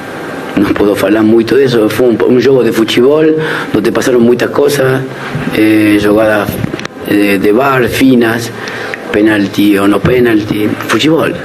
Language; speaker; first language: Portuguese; non-native, learner; Spanish